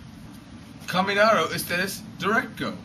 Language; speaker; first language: Spanish; non-native, learner; English